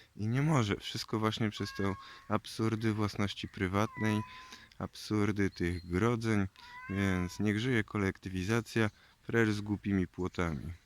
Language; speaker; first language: Polish; native; Polish